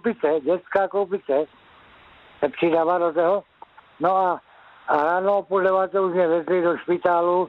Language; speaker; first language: Czech; native; Czech